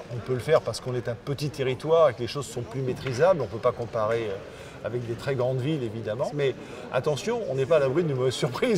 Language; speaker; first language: French; native; French